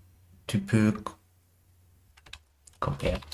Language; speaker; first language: French; non-native, learner; German